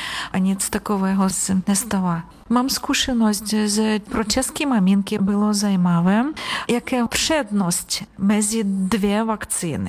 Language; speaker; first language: Czech; non-native, learner; Ukrainian